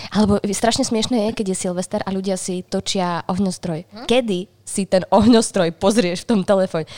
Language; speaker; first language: Slovak; native; Slovak